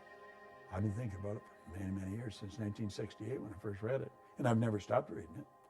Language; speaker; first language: English; native; English